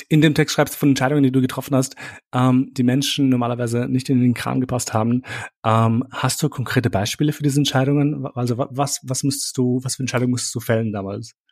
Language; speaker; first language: German; early bilingual, other home language; Albanian